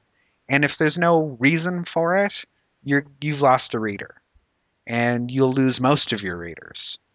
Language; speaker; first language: English; native; English